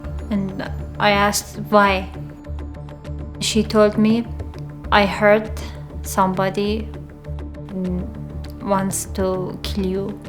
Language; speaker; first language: English; non-native, learner; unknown